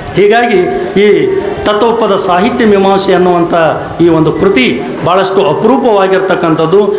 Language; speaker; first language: Kannada; native; Kannada